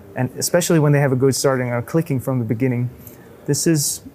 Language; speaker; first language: English; non-native, fluent; German